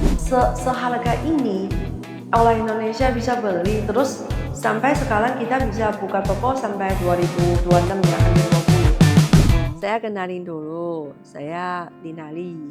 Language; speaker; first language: Indonesian; non-native, learner; Chinese